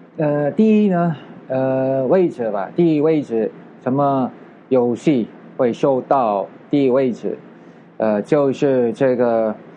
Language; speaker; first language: Chinese; non-native, learner; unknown